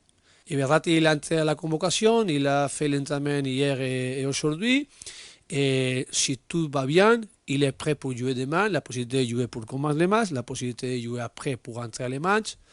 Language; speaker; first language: French; non-native, learner; Spanish